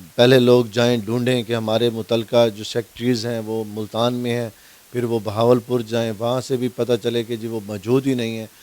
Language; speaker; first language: Urdu; non-native, local second language; Saraiki